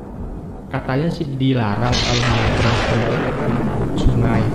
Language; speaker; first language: Malay; native; Malay